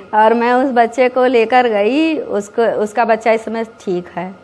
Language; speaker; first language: Hindi; native; Hindi